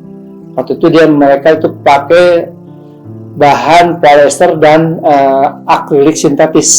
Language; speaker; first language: Indonesian; non-native, local second language; Sundanese